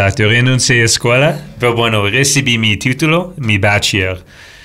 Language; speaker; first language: Spanish; non-native, fluent; English